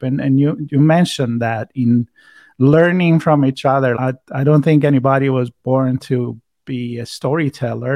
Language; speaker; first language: English; non-native, fluent; Italian